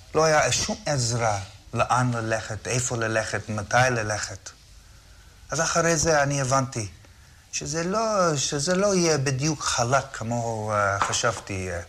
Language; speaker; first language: Hebrew; non-native, fluent; English